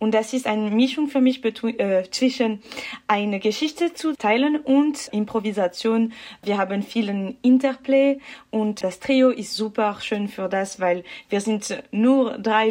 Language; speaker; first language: German; non-native, local second language; French